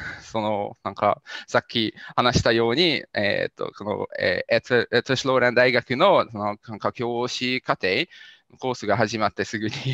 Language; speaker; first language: Japanese; non-native, fluent; Hungarian